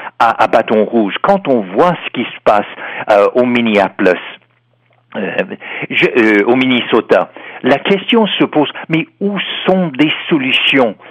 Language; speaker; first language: French; non-native, fluent; English